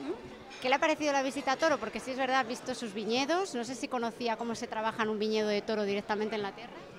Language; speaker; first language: Spanish; native; Spanish